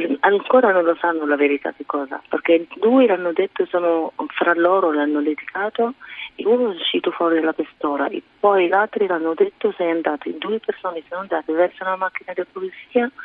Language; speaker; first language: Italian; non-native, fluent; Arabic